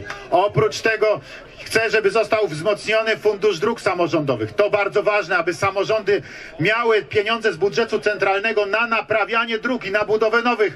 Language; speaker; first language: Polish; native; Polish